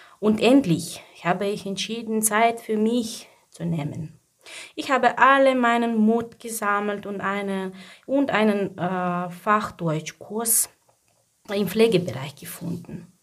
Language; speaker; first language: German; non-native, fluent; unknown